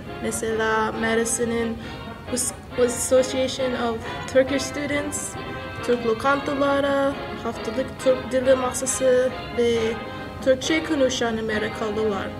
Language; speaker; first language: Turkish; non-native, learner; English